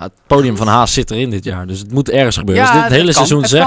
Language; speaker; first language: Dutch; native; Dutch